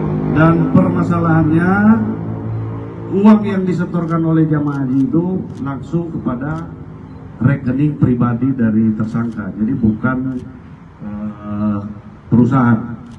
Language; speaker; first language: Indonesian; native; Indonesian